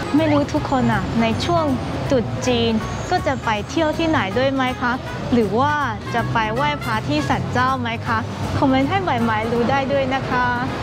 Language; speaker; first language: Thai; non-native, fluent; Chinese